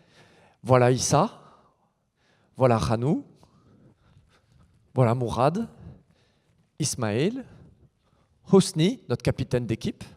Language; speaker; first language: French; native; French